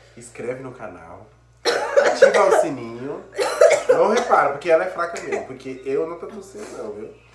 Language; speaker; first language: Portuguese; non-native, fluent; Haitian Creole